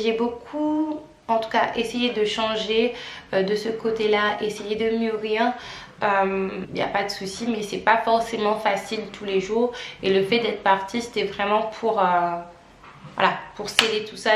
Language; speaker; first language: French; native; French